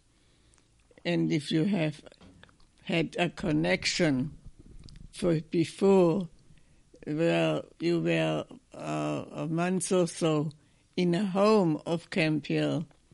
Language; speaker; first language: English; non-native, fluent; German